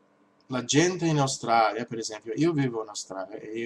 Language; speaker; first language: Italian; non-native, learner; English